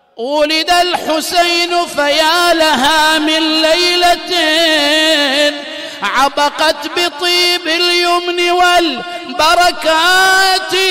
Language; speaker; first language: Arabic; native; Arabic